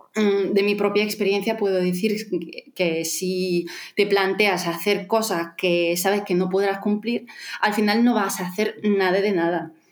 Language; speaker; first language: Spanish; non-native, fluent; Russian